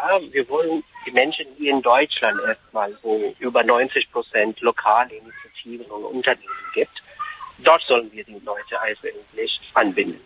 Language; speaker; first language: German; non-native, fluent; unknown